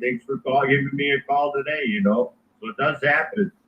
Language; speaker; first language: English; native; English